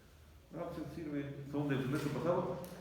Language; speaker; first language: Spanish; native; Spanish